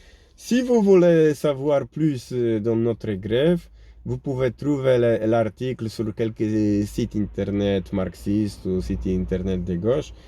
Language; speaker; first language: French; non-native, fluent; Polish